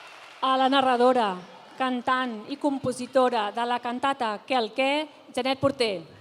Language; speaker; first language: Catalan; native; Catalan